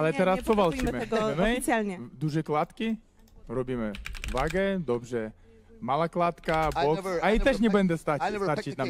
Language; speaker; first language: Polish; non-native, learner; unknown